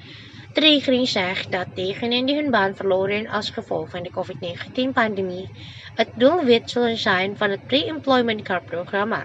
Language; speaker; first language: Dutch; non-native, fluent; Indonesian